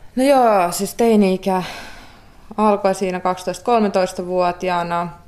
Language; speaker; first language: Finnish; early bilingual, other home language; Russian